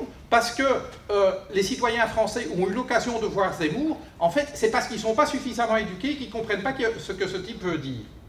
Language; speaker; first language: French; native; French